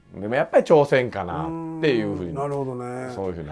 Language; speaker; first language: Japanese; native; Japanese